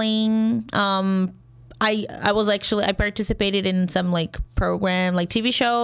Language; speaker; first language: English; non-native, fluent; Portuguese